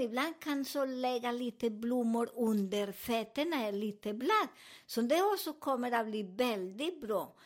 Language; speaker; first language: Swedish; non-native, learner; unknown